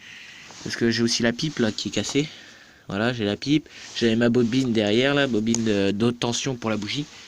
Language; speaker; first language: French; native; French